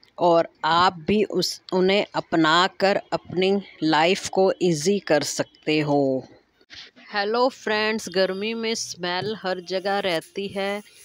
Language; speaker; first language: Hindi; native; Hindi